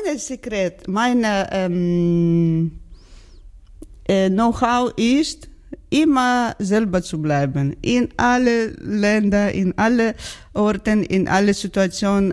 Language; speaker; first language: German; non-native, learner; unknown